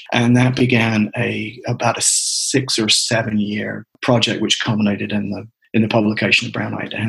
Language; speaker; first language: English; native; English